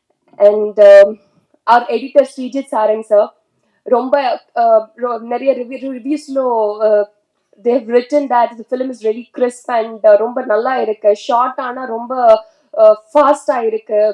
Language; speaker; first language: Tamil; non-native, learner; Telugu